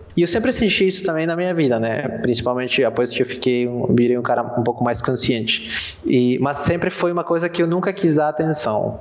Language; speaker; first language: Portuguese; non-native, fluent; Spanish